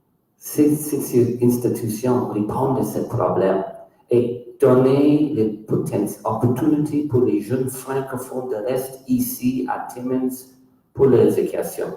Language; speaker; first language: French; non-native, local second language; English